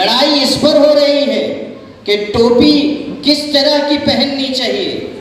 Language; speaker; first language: Urdu; native; Urdu